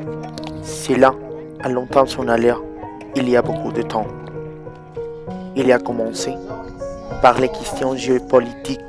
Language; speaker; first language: French; non-native, learner; Spanish